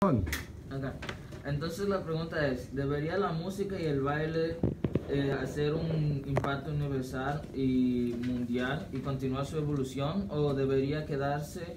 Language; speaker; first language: Spanish; early bilingual, heritage; Spanish